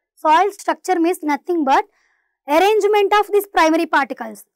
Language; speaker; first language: English; non-native, local second language; Telugu